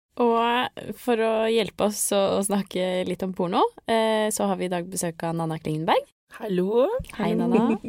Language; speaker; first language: Norwegian; native; Norwegian